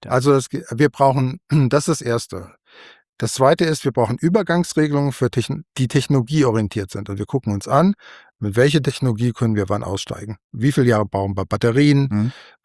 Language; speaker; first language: German; native; German